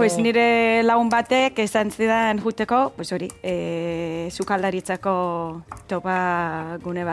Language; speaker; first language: Basque; non-native, fluent; English